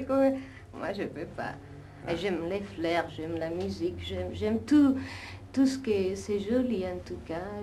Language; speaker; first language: French; non-native, fluent; Italian